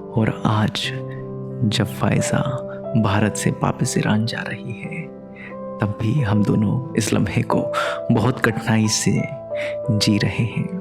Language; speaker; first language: Hindi; native; Hindi